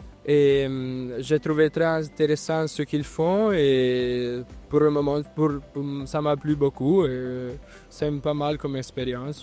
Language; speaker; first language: French; non-native, fluent; Italian